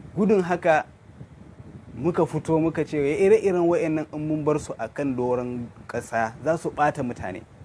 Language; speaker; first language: Hausa; non-native, local second language; Kanuri